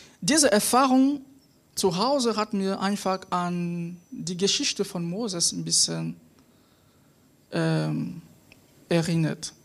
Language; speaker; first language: German; non-native, fluent; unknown